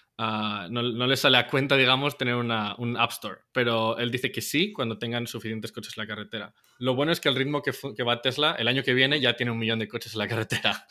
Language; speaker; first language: Spanish; native; Spanish